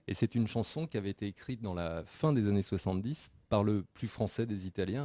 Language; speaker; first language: French; native; French